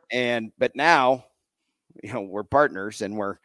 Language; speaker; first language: English; native; English